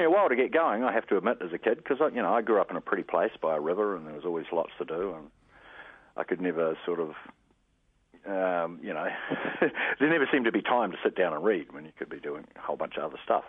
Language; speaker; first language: English; native; English